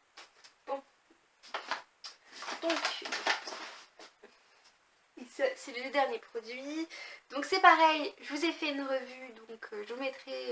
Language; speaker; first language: French; native; French